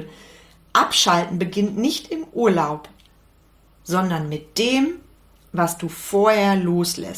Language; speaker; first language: German; native; German